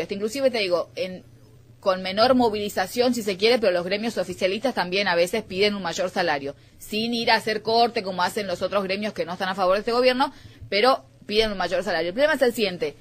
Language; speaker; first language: Spanish; native; Spanish